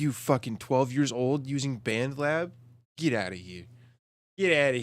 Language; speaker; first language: English; native; English